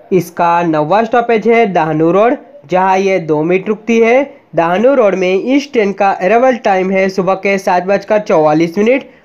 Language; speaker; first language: Hindi; non-native, local second language; Gujarati